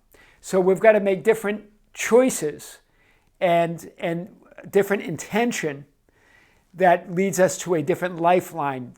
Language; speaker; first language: English; native; English